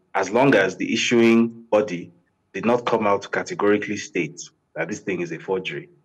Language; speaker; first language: English; non-native, local second language; Yoruba